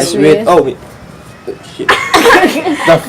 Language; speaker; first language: English; non-native, learner; Indonesian